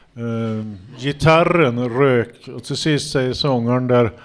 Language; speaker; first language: Swedish; native; Swedish